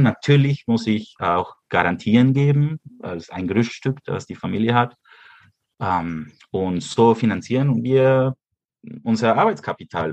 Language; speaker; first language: German; early bilingual, heritage; Spanish